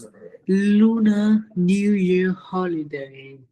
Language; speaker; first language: English; non-native, learner; Vietnamese